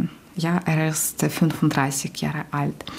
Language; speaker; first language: German; non-native, learner; Ukrainian